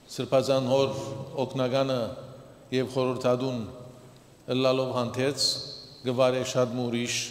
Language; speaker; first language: Armenian; native; Armenian